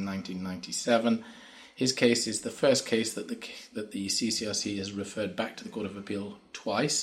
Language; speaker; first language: English; native; English